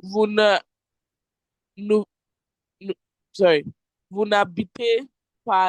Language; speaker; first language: French; non-native, learner; English